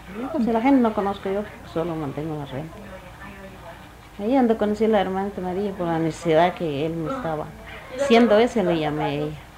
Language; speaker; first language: Spanish; non-native, local second language; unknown